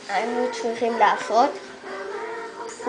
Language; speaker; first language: Hebrew; early bilingual, other home language; Spanish